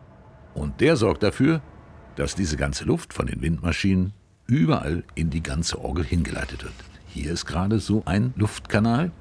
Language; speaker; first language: German; native; German